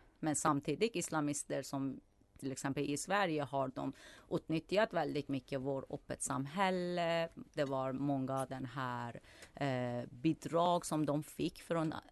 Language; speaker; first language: Swedish; non-native, fluent; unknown